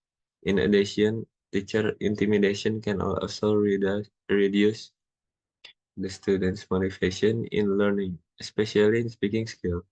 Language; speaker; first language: English; non-native, learner; Indonesian